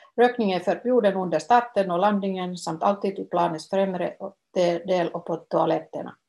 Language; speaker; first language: Swedish; non-native, local second language; Finnish